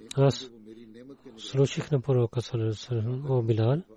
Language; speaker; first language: Bulgarian; non-native, learner; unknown